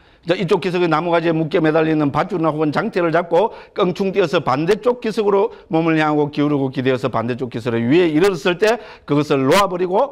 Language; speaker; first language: Korean; native; Korean